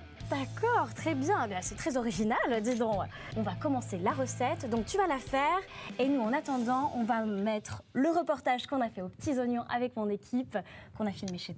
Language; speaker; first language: French; native; French